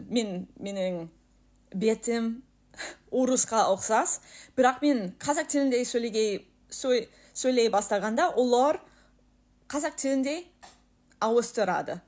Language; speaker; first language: Kazakh; non-native, learner; English